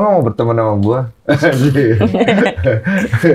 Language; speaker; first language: Indonesian; native; Indonesian